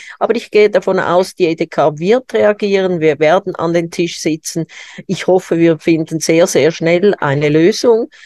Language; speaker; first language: German; native; German